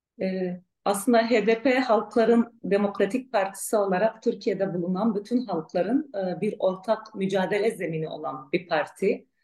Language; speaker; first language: Turkish; non-native, local second language; Arabic